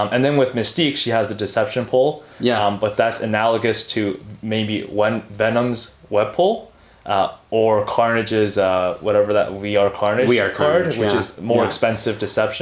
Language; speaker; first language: English; native; English